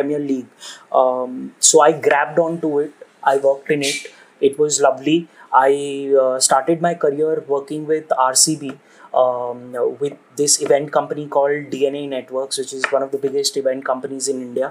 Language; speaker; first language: English; non-native, local second language; Hindi